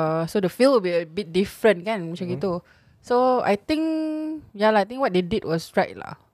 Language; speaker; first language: English; non-native, local second language; Malay